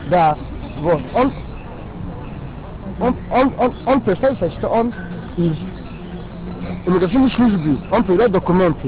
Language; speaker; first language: Russian; non-native, learner; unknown